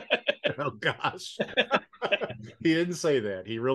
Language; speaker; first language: English; native; English